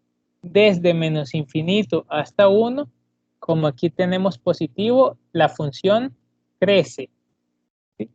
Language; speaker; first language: Spanish; native; Spanish